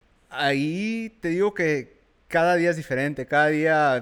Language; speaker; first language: Spanish; early bilingual, heritage; Spanish